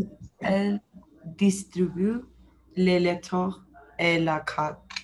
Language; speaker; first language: French; non-native, learner; English